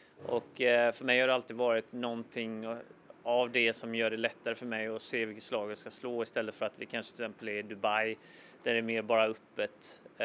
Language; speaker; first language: Swedish; native; Swedish